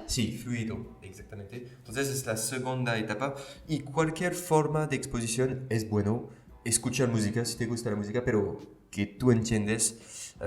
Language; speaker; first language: Spanish; non-native, fluent; French